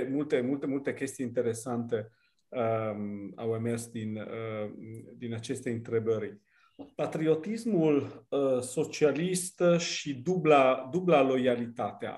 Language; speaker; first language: Romanian; non-native, fluent; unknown